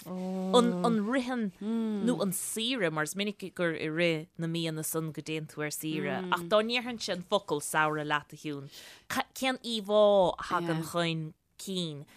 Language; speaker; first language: Irish; native; Irish